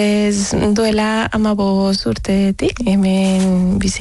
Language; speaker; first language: Basque; non-native, learner; Spanish